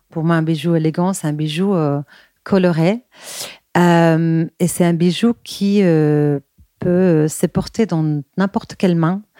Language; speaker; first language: French; non-native, fluent; Spanish